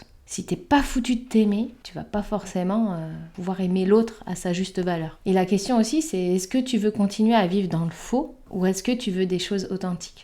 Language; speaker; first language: French; native; French